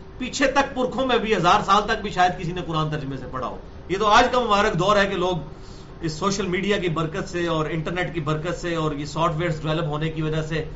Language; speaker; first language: Urdu; native; Urdu